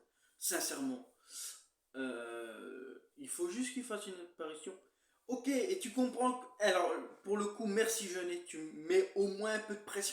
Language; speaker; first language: French; native; French